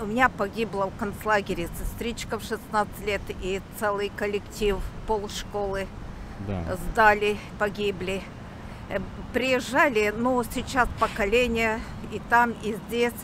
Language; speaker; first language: Russian; native; Russian